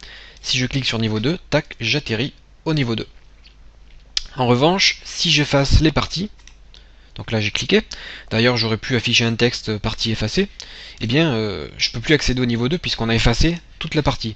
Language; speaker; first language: French; native; French